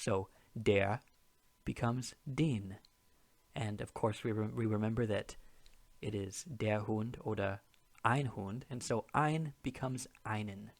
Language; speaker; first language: German; non-native, fluent; English